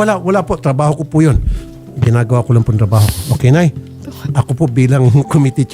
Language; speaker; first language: Filipino; native; Filipino